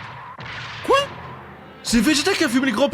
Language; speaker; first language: French; native; French